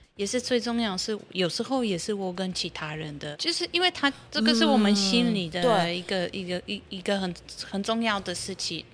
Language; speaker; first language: Chinese; non-native, fluent; Polish